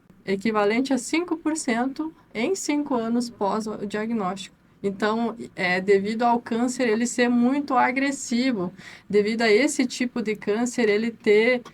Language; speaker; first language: Portuguese; native; Portuguese